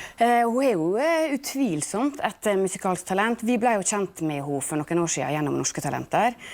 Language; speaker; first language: Norwegian; native; Norwegian